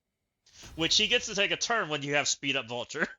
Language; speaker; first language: English; native; English